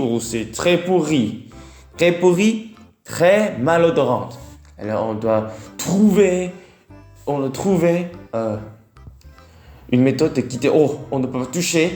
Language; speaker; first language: French; non-native, learner; Vietnamese